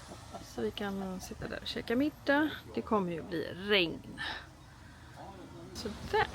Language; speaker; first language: Swedish; native; Swedish